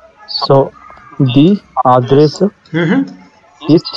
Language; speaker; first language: English; non-native, local second language; Hindi